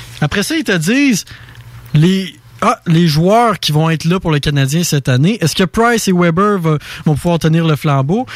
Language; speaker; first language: French; native; French